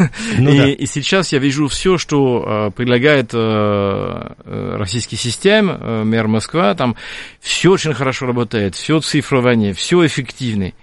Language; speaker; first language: Russian; non-native, fluent; French